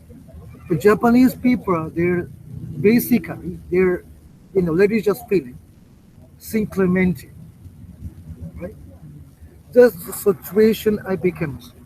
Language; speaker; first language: English; non-native, learner; Japanese